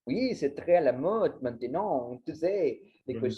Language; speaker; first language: French; non-native, learner; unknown